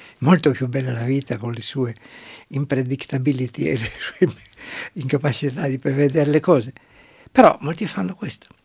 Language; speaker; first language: Italian; non-native, local second language; German